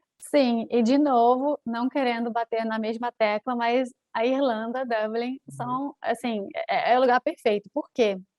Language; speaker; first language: Portuguese; native; Portuguese